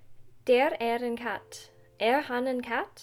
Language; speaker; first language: Norwegian; non-native, learner; English